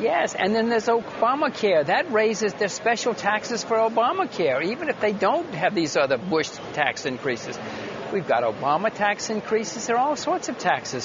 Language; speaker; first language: English; native; English